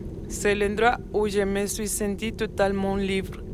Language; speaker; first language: French; non-native, learner; Spanish